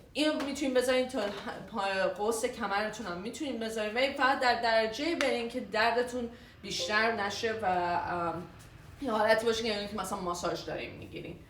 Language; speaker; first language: Persian; early bilingual, heritage; Persian